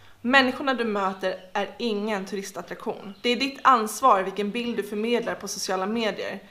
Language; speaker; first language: Swedish; native; Swedish